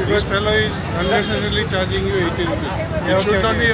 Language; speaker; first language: English; non-native, local second language; Gujarati